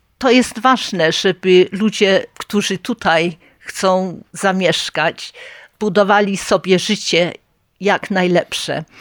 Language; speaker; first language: Polish; early bilingual, heritage; Polish